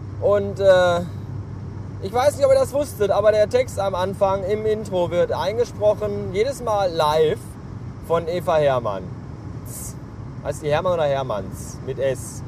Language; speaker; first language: German; native; German